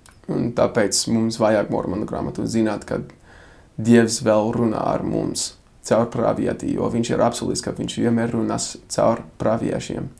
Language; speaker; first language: Latvian; non-native, fluent; English